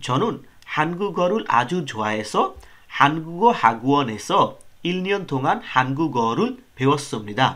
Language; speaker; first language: Korean; non-native, learner; Bangla